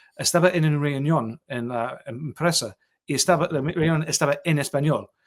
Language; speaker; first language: Spanish; non-native, learner; English